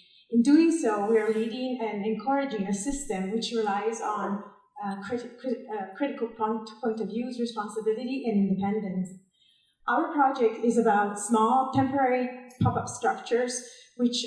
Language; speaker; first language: English; non-native, fluent; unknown